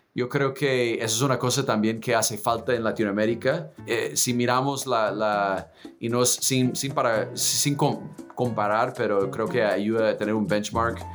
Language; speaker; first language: Spanish; non-native, fluent; English